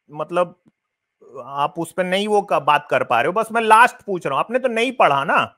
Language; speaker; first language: Hindi; native; Hindi